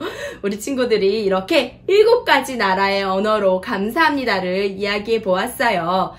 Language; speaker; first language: Korean; native; Korean